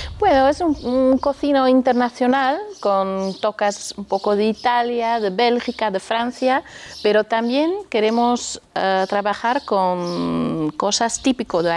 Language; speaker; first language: Spanish; non-native, learner; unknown